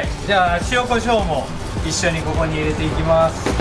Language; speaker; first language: Japanese; native; Japanese